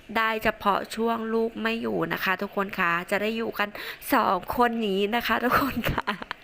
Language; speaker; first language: Thai; non-native, local second language; Northern Khmer